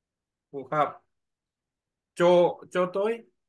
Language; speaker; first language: Vietnamese; non-native, learner; Korean